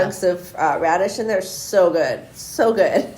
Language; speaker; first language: English; native; English